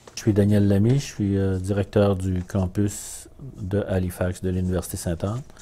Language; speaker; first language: French; native; French